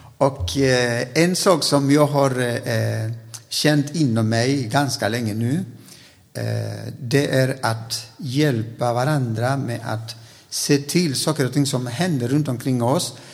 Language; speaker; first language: Swedish; non-native, fluent; Spanish